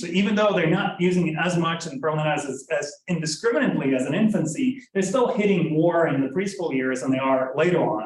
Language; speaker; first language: English; non-native, fluent; Norwegian